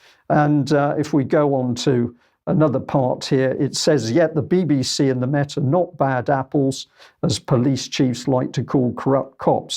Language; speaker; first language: English; native; English